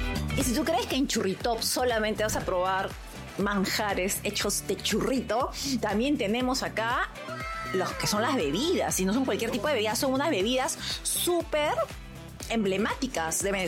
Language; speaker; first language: Spanish; native; Spanish